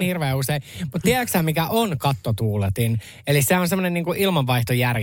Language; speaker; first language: Finnish; native; Finnish